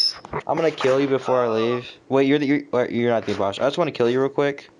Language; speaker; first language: English; native; English